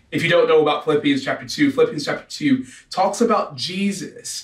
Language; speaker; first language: English; native; English